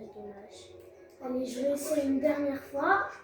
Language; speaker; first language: French; native; French